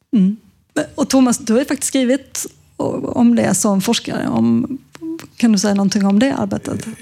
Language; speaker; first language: Swedish; native; Swedish